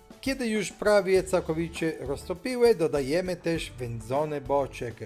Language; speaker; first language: Polish; non-native, learner; Italian